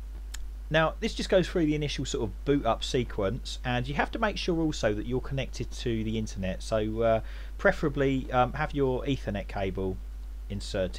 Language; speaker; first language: English; native; English